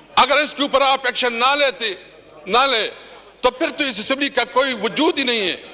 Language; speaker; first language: Urdu; non-native, local second language; Pashto